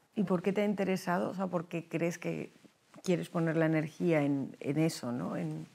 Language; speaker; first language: Spanish; native; Spanish